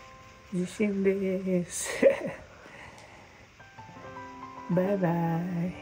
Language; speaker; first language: Japanese; non-native, learner; Nepali